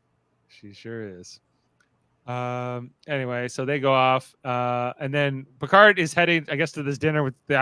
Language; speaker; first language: English; native; English